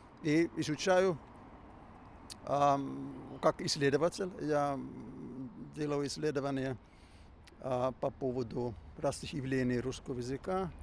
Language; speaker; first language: Russian; non-native, fluent; Finnish